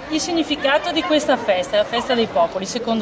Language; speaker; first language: Italian; native; Italian